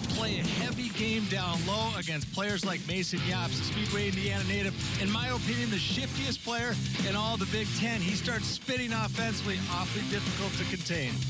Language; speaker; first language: English; native; English